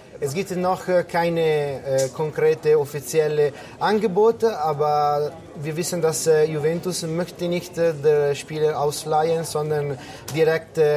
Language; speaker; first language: German; non-native, learner; Italian